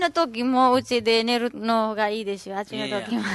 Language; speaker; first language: Japanese; non-native, learner; Nepali